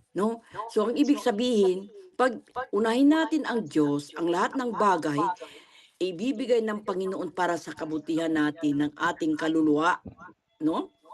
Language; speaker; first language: Filipino; non-native, local second language; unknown